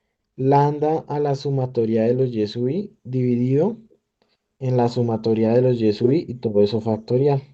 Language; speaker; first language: Spanish; native; Spanish